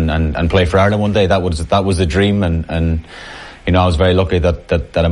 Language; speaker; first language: English; native; English